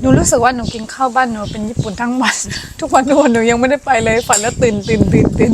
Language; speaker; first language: Thai; non-native, fluent; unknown